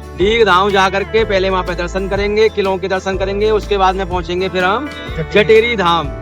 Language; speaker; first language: Hindi; native; Hindi